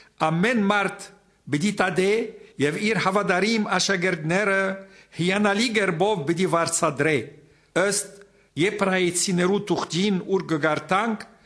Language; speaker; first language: Armenian; native; Armenian